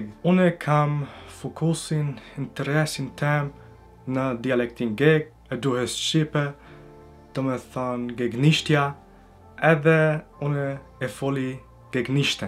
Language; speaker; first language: Albanian; early bilingual, heritage; Albanian